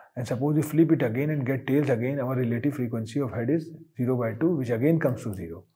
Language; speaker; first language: English; non-native, local second language; Hindi